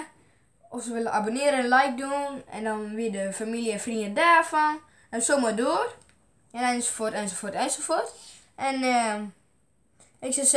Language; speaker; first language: Dutch; native; Dutch